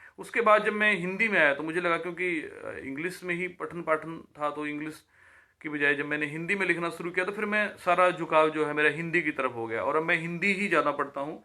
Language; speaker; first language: Hindi; native; Hindi